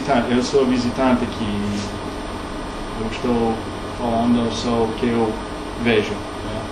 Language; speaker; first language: Portuguese; non-native, learner; English